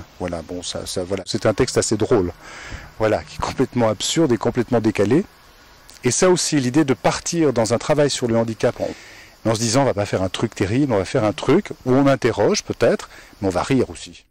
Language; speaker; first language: French; native; French